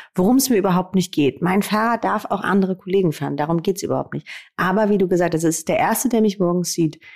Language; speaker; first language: German; native; German